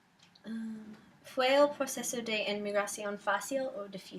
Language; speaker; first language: Spanish; non-native, learner; English